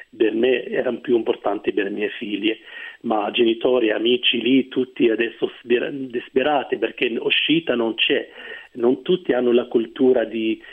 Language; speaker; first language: Italian; non-native, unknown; Arabic